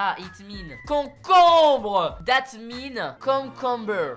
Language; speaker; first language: English; non-native, learner; French